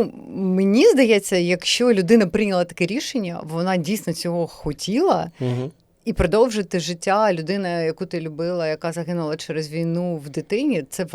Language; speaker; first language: Ukrainian; native; Ukrainian